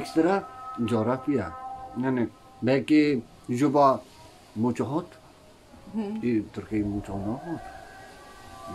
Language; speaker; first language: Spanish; non-native, learner; Turkish